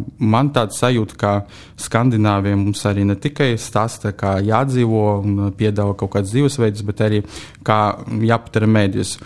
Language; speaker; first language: Latvian; non-native, local second language; Russian